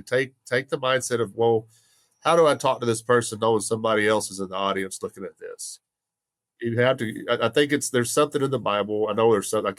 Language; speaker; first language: English; native; English